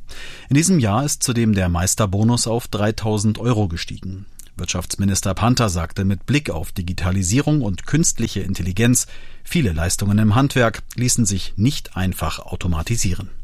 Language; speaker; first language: German; native; German